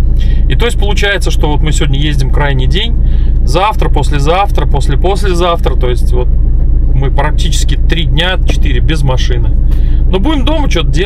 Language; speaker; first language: Russian; native; Russian